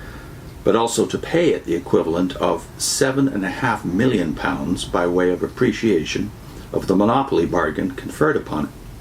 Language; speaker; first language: English; native; English